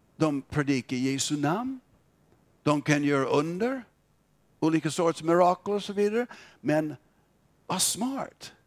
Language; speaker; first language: Swedish; non-native, fluent; English